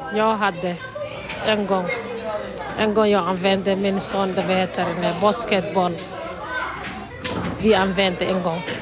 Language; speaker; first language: Swedish; non-native, learner; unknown